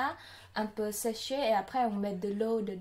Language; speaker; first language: French; non-native, learner; Khmer